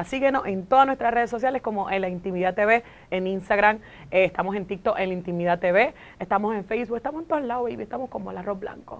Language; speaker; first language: Spanish; native; Spanish